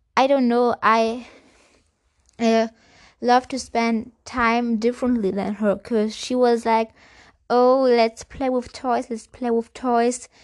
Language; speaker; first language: English; non-native, fluent; German